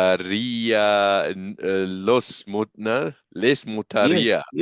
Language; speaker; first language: Spanish; non-native, learner; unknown